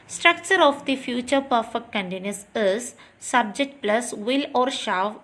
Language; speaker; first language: English; non-native, local second language; Malayalam